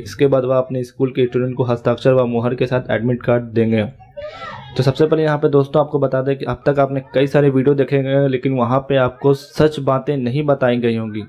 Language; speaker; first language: Hindi; native; Hindi